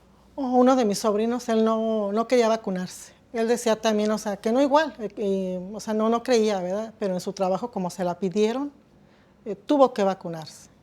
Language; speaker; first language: Spanish; native; Spanish